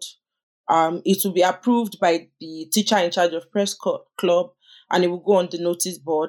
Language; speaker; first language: English; non-native, local second language; Yoruba